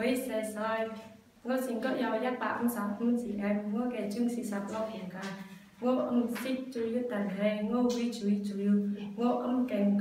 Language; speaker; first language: Chinese; non-native, learner; Indonesian